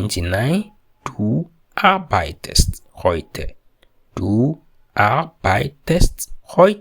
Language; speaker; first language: German; non-native, fluent; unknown